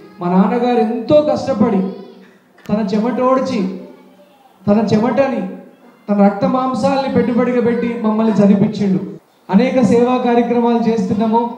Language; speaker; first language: Telugu; native; Telugu